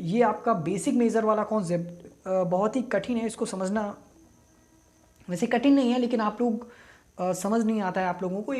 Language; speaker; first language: Hindi; native; Hindi